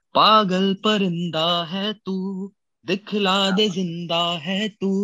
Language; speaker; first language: Hindi; native; Hindi